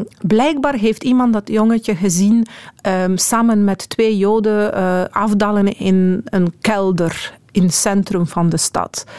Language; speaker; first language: Dutch; non-native, fluent; Polish